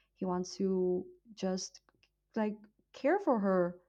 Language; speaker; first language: English; non-native, fluent; Vietnamese